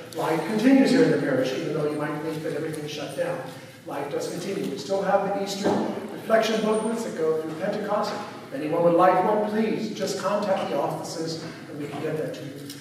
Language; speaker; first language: English; native; English